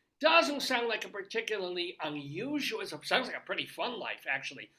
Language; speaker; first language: English; native; English